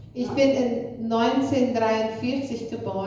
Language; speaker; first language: German; non-native, fluent; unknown